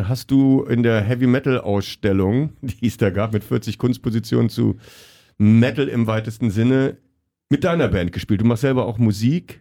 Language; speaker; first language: German; native; German